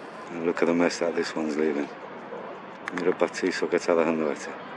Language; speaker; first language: English; non-native, local second language; Spanish